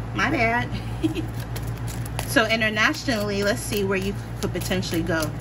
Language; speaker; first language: English; native; English